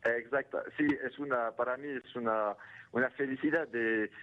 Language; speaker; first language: Spanish; non-native, fluent; French